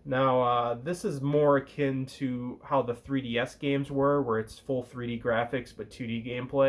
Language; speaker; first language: English; native; English